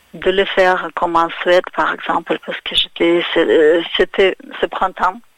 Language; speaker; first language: French; non-native, fluent; Russian